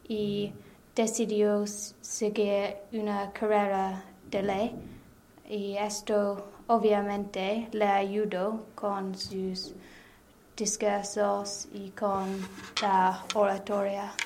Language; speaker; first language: Spanish; non-native, learner; English